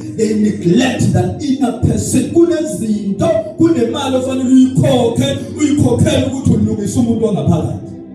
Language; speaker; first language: Zulu; native; Zulu